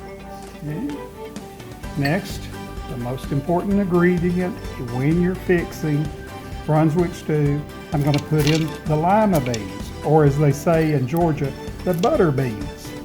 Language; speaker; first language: English; native; English